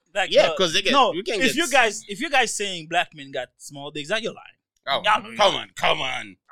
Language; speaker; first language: English; non-native, fluent; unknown